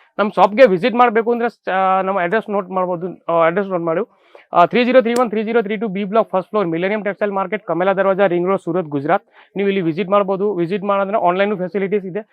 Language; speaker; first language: Kannada; non-native, fluent; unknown